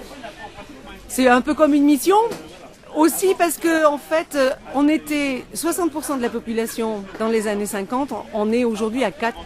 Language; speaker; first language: French; native; French